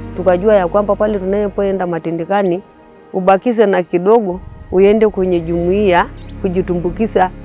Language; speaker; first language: Swahili; non-native, local second language; Masai